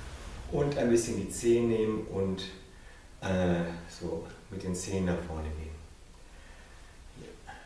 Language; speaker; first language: German; non-native, fluent; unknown